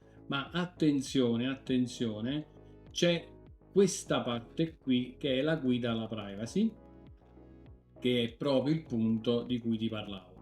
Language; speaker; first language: Italian; native; Italian